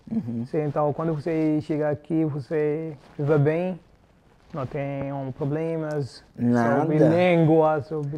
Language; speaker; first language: Portuguese; non-native, learner; Arabic